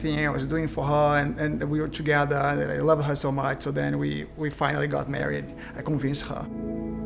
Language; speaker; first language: English; non-native, fluent; Portuguese